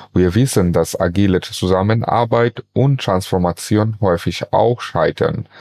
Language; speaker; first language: German; non-native, fluent; Bangla